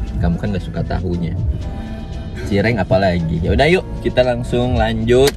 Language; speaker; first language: Indonesian; native; Indonesian